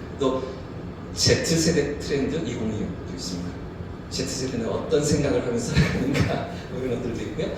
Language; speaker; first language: Korean; native; Korean